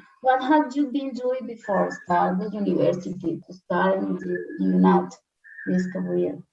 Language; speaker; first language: English; non-native, learner; Spanish